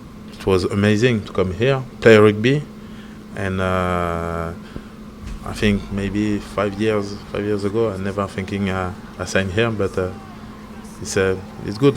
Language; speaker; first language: English; non-native, learner; French